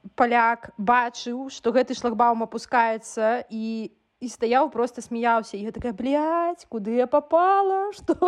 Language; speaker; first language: Belarusian; native; Belarusian